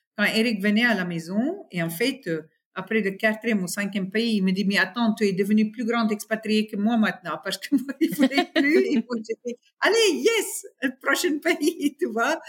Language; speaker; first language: French; non-native, fluent; Afrikaans